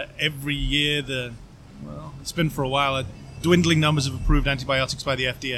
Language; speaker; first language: English; native; English